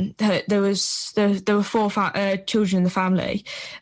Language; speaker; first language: English; native; English